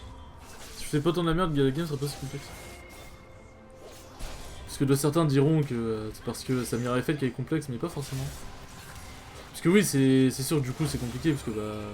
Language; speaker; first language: French; native; French